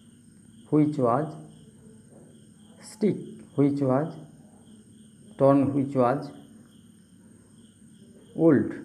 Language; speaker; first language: English; non-native, local second language; Bangla